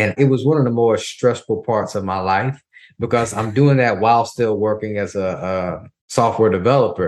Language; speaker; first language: English; native; English